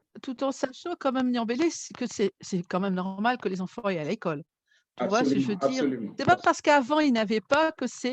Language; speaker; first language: French; native; French